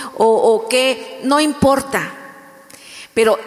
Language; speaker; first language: Spanish; native; Spanish